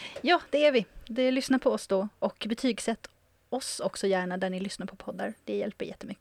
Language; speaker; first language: Swedish; native; Swedish